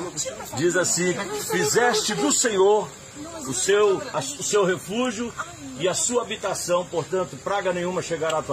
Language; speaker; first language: Portuguese; native; Portuguese